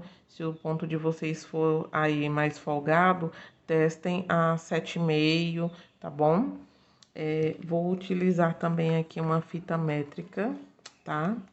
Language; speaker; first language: Portuguese; native; Portuguese